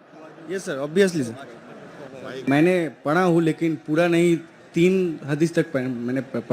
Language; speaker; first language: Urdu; non-native, local second language; Bangla